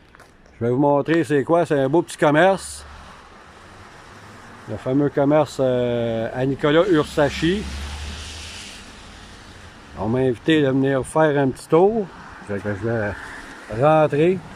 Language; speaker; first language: French; native; French